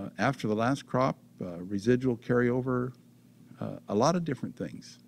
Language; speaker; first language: English; native; English